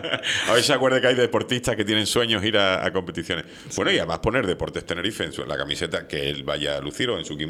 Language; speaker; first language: Spanish; native; Spanish